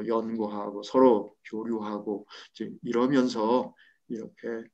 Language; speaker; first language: Korean; native; Korean